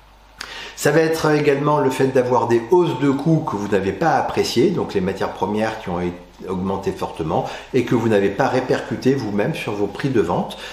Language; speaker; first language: French; native; French